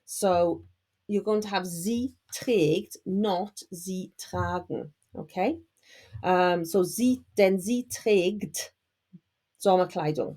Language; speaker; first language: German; non-native, fluent; English